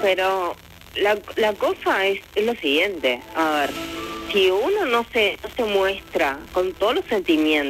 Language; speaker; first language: Spanish; native; Spanish